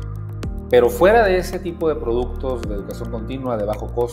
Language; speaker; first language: Spanish; native; Spanish